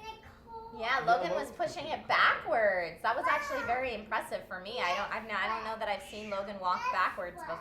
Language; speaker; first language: English; native; English